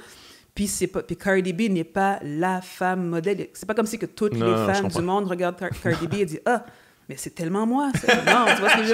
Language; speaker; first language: French; native; French